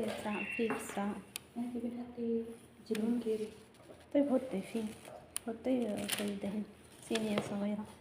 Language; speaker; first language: Arabic; non-native, learner; Amharic